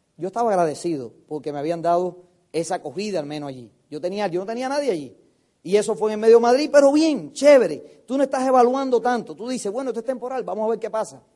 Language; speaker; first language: Spanish; native; Spanish